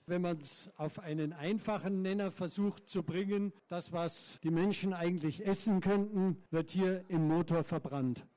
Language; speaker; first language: German; native; German